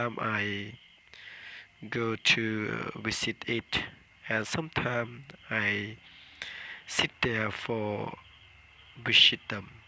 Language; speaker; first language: English; non-native, learner; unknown